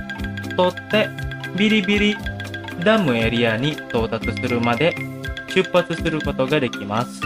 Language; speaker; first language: Japanese; non-native, fluent; Indonesian